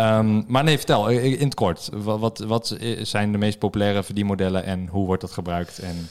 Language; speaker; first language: Dutch; native; Dutch